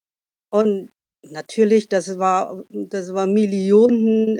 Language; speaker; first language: German; non-native, learner; Vietnamese